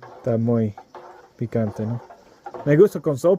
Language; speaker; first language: Spanish; non-native, learner; English